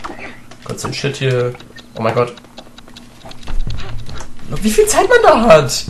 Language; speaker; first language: German; native; German